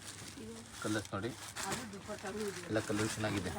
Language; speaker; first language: Kannada; non-native, local second language; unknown